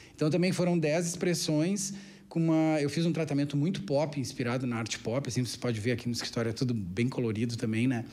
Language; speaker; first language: Portuguese; native; Portuguese